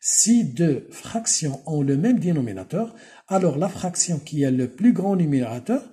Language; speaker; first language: French; non-native, local second language; Arabic